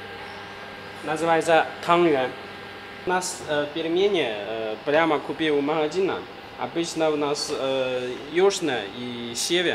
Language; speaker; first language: Russian; non-native, learner; Chinese